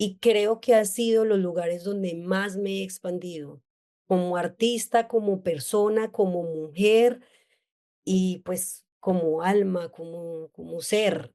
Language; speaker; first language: Spanish; native; Spanish